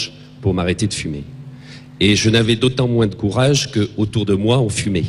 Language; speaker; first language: French; native; French